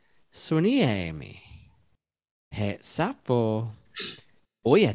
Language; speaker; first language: Greek; non-native, learner; English